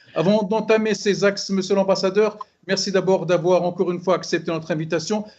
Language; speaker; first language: French; non-native, local second language; Arabic